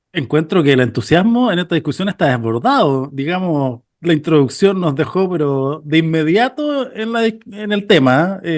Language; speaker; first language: Spanish; native; Spanish